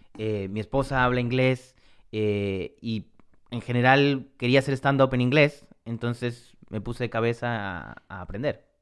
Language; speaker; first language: Spanish; native; Spanish